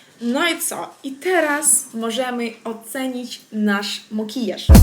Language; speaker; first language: Polish; non-native, fluent; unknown